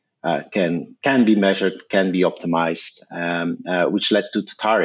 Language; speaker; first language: English; non-native, fluent; Dutch